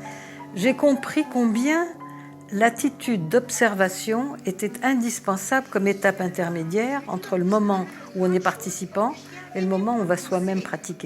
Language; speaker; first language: French; native; French